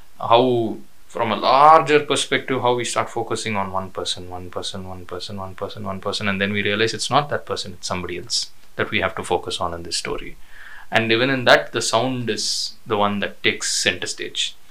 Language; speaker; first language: English; non-native, local second language; Tamil